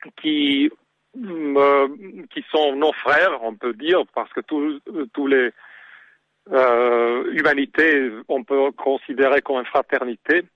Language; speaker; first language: French; non-native, learner; Serbian